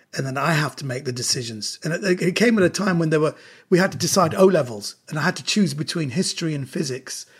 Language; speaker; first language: English; native; English